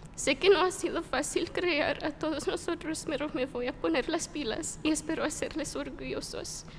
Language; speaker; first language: Spanish; early bilingual, other home language; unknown